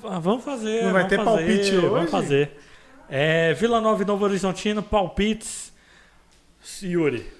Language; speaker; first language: Portuguese; native; Portuguese